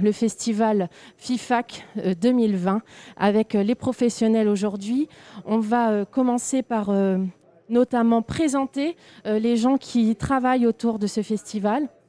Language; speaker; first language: French; native; French